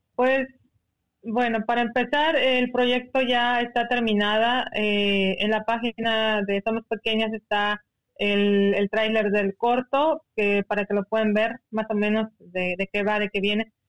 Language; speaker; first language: Spanish; non-native, local second language; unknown